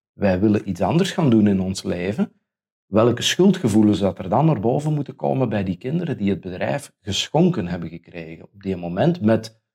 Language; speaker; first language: Dutch; native; Dutch